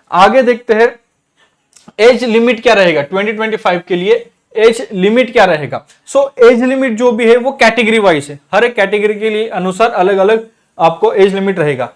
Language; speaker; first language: Hindi; non-native, local second language; Marathi